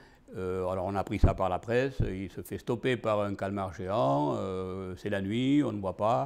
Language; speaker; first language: French; native; French